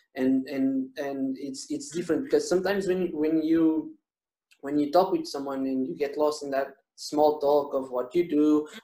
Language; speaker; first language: English; non-native, fluent; Portuguese